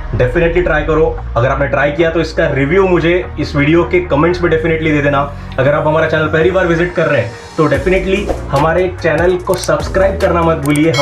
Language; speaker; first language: Hindi; non-native, local second language; Marathi